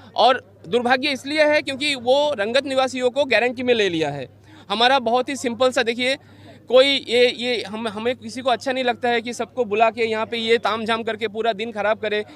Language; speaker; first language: Hindi; non-native, local second language; Bangla